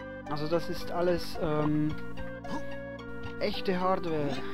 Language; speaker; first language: German; native; German